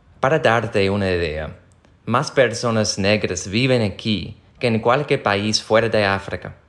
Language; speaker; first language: Spanish; non-native, fluent; English